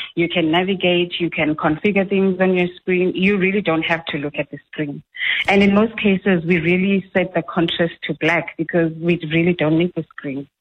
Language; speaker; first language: English; non-native, local second language; Xhosa